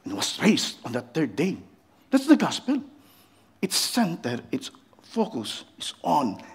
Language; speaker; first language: English; non-native, local second language; Filipino